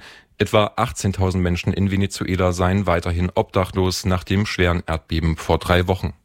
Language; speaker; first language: German; native; German